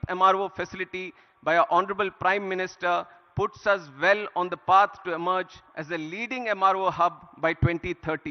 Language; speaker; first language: English; non-native, local second language; Telugu